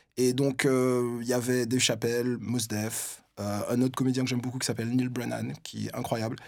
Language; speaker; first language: French; native; French